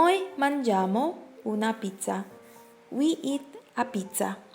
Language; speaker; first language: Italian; non-native, learner; Filipino